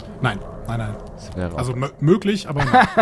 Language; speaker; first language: German; native; German